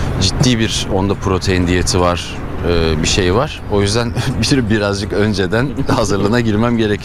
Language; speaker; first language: Turkish; native; Turkish